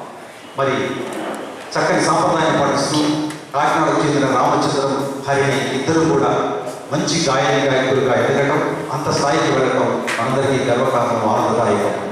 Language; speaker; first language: Telugu; native; Telugu